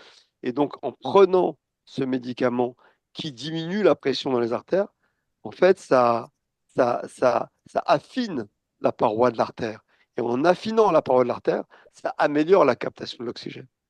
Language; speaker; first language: French; native; French